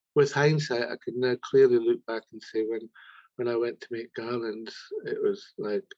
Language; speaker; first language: English; native; English